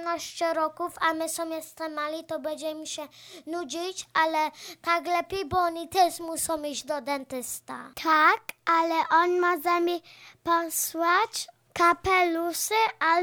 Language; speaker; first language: Polish; early bilingual, heritage; Polish